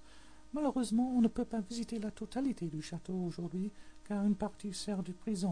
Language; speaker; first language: French; non-native, fluent; English